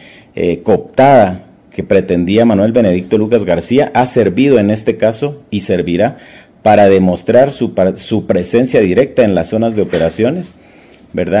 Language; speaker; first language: Spanish; native; Spanish